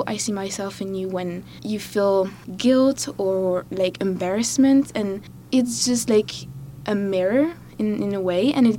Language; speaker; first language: English; non-native, fluent; French